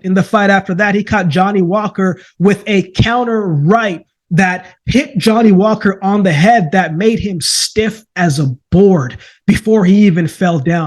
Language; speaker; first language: English; native; English